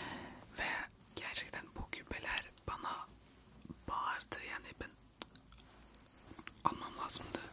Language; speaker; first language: Turkish; early bilingual, heritage; Turkish